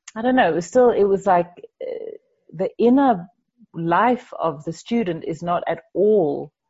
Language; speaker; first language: English; non-native, fluent; Danish